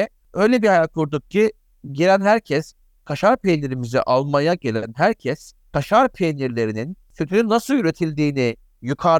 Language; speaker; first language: Turkish; native; Turkish